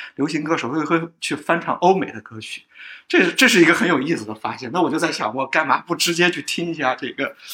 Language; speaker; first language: Chinese; native; Chinese